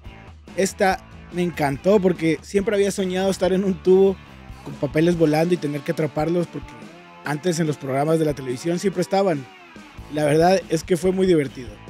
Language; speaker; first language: Spanish; native; Spanish